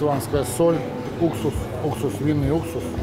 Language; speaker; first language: Russian; native; Russian